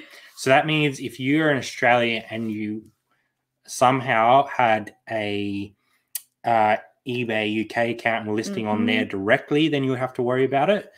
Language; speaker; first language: English; native; English